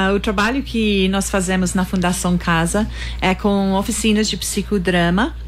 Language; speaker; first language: Portuguese; non-native, fluent; English